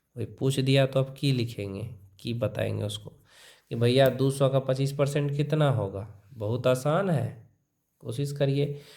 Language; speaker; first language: Hindi; native; Hindi